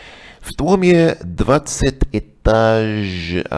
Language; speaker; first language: Russian; non-native, learner; English